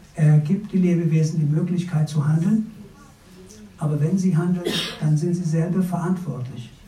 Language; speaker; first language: German; non-native, fluent; Persian